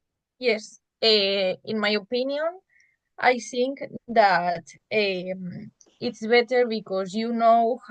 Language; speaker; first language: English; non-native, learner; Spanish